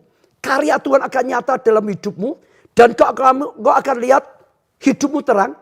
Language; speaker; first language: Indonesian; native; Indonesian